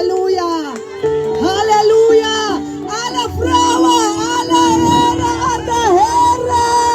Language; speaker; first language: Dutch; non-native, local second language; Papiamento